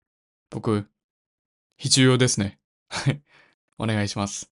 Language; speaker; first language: Japanese; non-native, learner; Korean